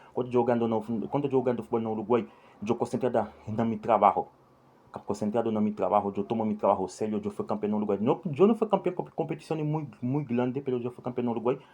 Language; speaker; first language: Spanish; non-native, learner; Haitian Creole